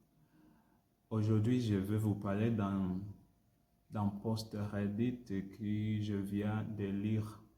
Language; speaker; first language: French; non-native, learner; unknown